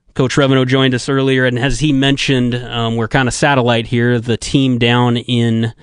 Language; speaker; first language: English; native; English